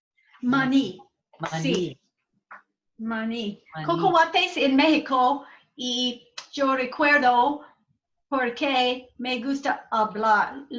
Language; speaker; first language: Spanish; non-native, learner; English